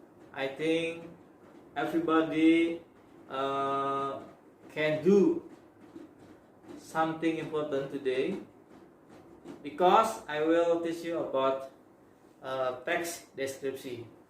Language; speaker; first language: English; non-native, learner; Indonesian